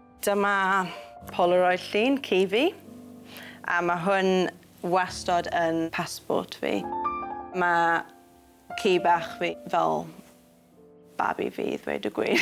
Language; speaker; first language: Welsh; non-native, local second language; English